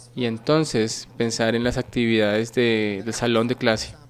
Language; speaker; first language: Spanish; non-native, fluent; Finnish